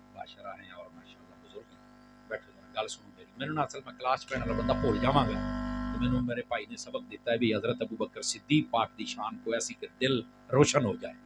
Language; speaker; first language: Urdu; non-native, local second language; Punjabi